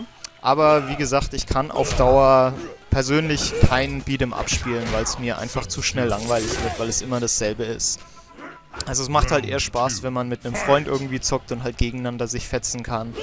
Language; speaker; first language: German; native; German